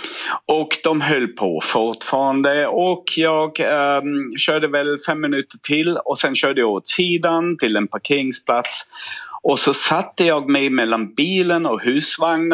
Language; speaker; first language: Swedish; non-native, fluent; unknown